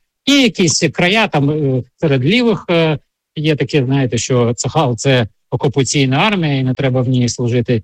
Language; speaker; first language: Ukrainian; native; Ukrainian